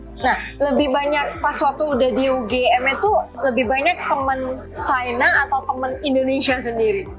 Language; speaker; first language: Indonesian; native; Indonesian